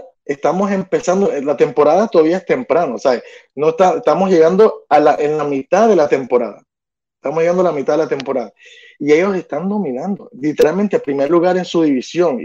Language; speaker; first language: Spanish; early bilingual, other home language; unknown